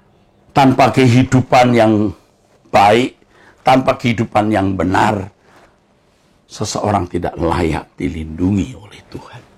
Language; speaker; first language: Indonesian; native; Indonesian